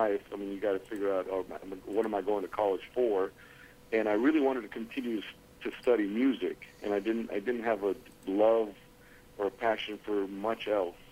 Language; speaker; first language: English; native; English